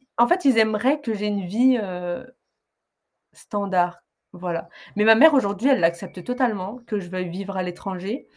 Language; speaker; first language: French; early bilingual, other home language; Arabic